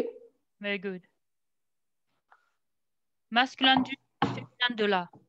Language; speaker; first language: French; non-native, fluent; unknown